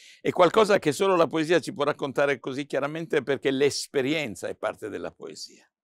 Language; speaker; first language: Italian; native; Italian